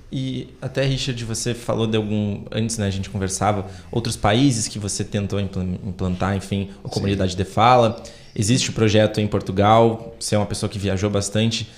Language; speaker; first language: Portuguese; native; Portuguese